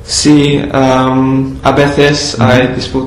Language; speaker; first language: Spanish; non-native, learner; English